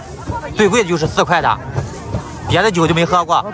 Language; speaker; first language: Chinese; native; Chinese